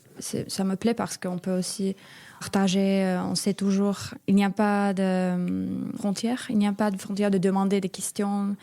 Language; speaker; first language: French; non-native, fluent; Finnish